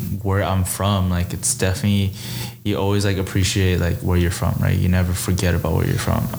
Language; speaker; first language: English; early bilingual, other home language; Chinese